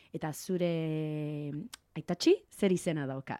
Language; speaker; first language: Basque; non-native, learner; English